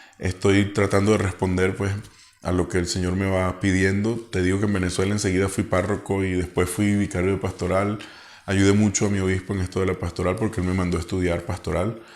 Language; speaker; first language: Spanish; native; Spanish